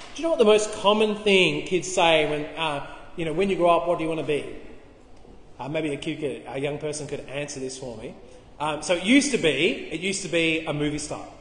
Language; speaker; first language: English; native; English